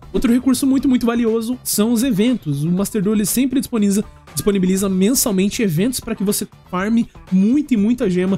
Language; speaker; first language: Portuguese; native; Portuguese